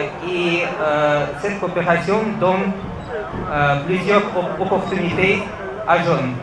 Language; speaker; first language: French; non-native, fluent; Russian